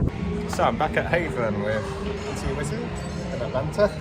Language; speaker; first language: English; native; English